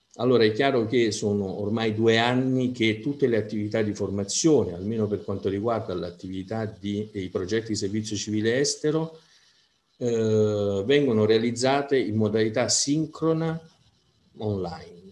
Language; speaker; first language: Italian; native; Italian